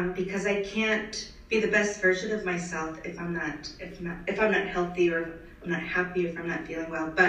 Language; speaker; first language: English; early bilingual, other home language; Spanish